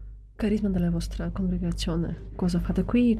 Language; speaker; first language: Italian; non-native, learner; Ukrainian